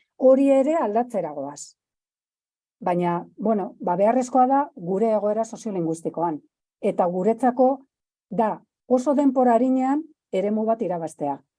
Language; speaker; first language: Basque; native; Basque